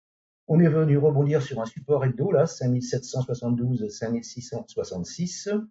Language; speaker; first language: French; native; French